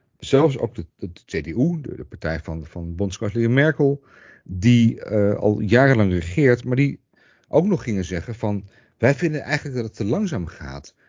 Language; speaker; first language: Dutch; native; Dutch